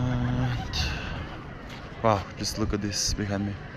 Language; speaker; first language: English; non-native, fluent; Macedonian